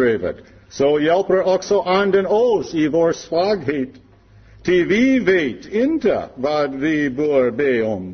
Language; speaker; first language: Swedish; non-native, learner; English